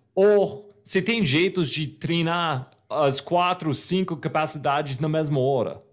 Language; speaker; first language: Portuguese; non-native, fluent; English